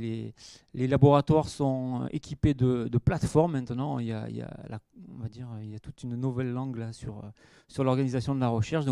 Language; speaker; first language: French; native; French